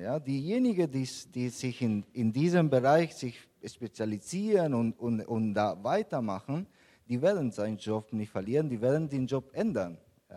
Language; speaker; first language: German; non-native, fluent; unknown